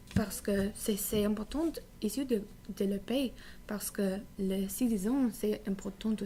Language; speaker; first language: French; non-native, learner; English